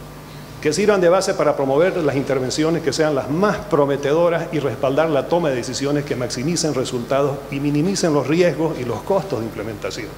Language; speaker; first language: Spanish; native; Spanish